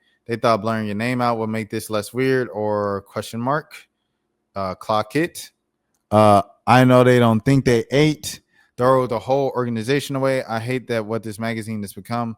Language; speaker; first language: English; native; English